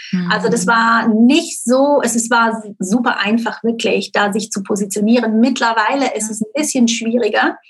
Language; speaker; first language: German; native; German